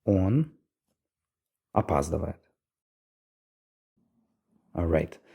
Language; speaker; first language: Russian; non-native, fluent; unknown